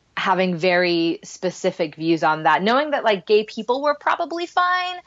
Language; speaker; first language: English; non-native, fluent; Spanish